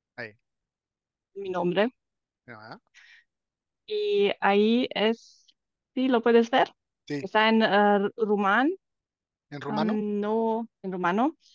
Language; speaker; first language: Spanish; non-native, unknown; Romanian